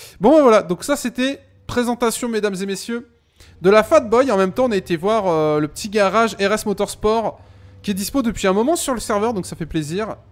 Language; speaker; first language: French; native; French